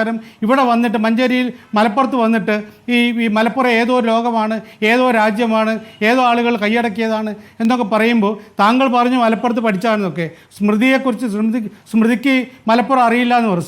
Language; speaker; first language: Malayalam; native; Malayalam